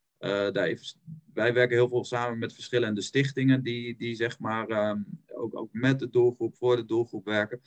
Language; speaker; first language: Dutch; native; Dutch